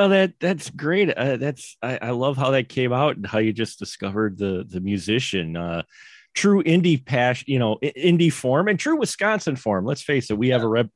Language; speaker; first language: English; native; English